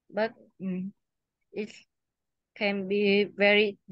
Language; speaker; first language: English; non-native, learner; Vietnamese